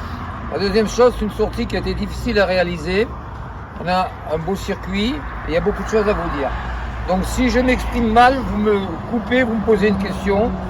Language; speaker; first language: French; native; French